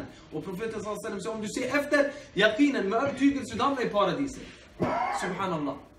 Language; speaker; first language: Swedish; early bilingual, other home language; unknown